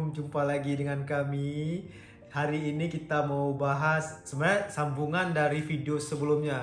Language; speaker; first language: Indonesian; native; Indonesian